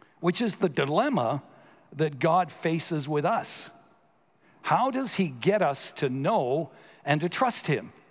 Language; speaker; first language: English; native; English